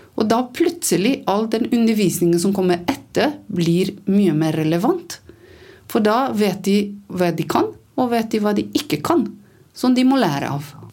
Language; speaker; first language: Norwegian; non-native, fluent; Romanian